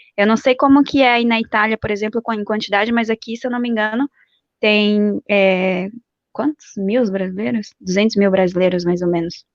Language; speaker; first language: Portuguese; native; Portuguese